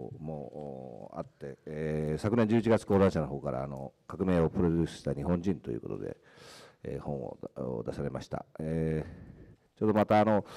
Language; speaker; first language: Japanese; native; Japanese